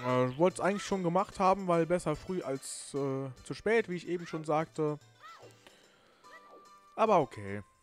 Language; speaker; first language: German; native; German